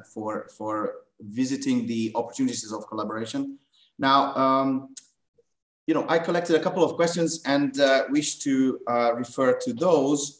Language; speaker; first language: English; non-native, fluent; Hungarian